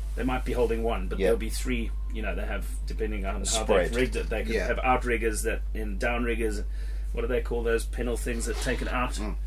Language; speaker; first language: English; native; English